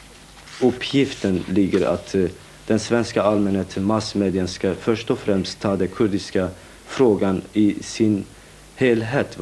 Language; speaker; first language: Swedish; non-native, fluent; Kurdish